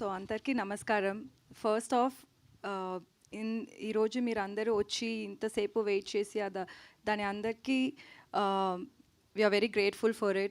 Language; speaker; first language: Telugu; non-native, learner; Tamil